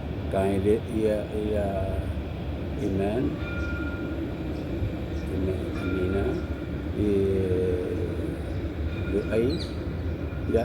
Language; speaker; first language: French; non-native, learner; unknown